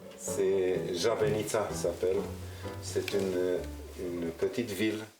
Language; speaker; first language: French; non-native, fluent; Romanian